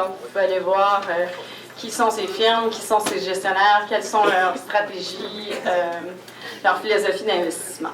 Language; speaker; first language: French; native; French